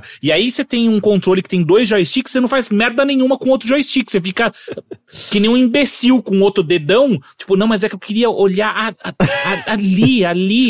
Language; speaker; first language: Portuguese; native; Portuguese